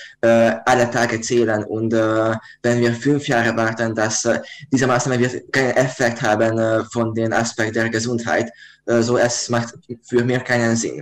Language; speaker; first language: German; non-native, learner; Hungarian